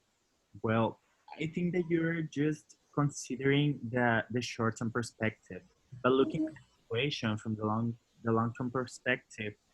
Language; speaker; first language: English; non-native, learner; Spanish